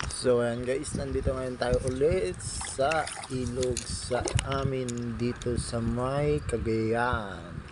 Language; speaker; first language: Filipino; non-native, local second language; Iloko